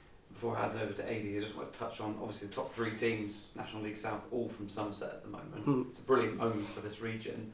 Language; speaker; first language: English; native; English